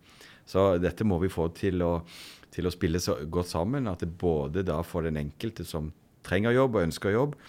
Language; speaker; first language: Norwegian; native; Norwegian